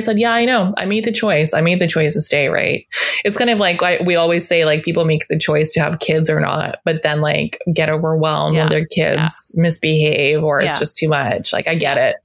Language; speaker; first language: English; native; English